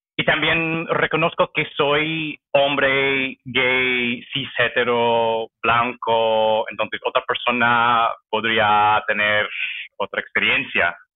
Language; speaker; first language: Spanish; non-native, fluent; English